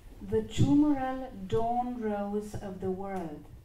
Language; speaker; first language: English; non-native, fluent; Romanian